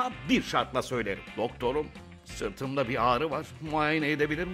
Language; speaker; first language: Turkish; native; Turkish